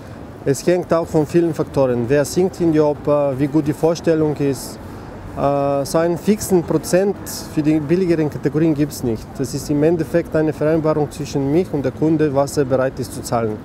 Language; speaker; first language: German; non-native, fluent; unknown